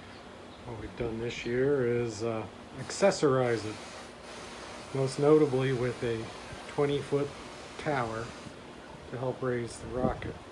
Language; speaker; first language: English; native; English